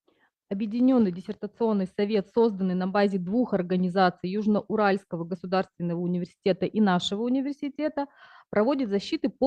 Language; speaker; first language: Russian; native; Russian